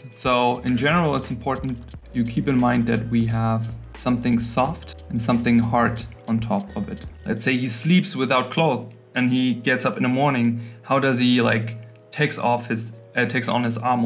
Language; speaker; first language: English; non-native, fluent; German